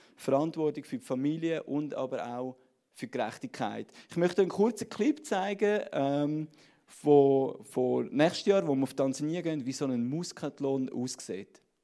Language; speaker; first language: German; native; German